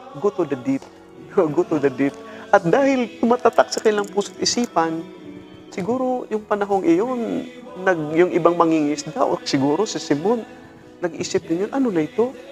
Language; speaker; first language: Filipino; non-native, local second language; Cebuano